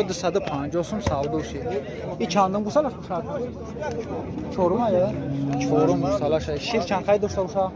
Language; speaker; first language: Tajik; native; Tajik